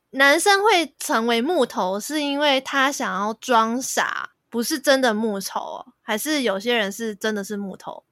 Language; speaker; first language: Chinese; native; Chinese